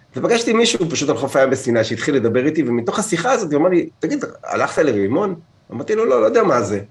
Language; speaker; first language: Hebrew; native; Hebrew